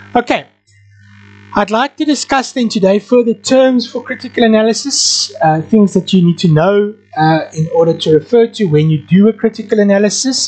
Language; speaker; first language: English; non-native, local second language; Afrikaans